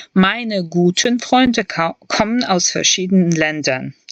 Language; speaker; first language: German; non-native, fluent; Ukrainian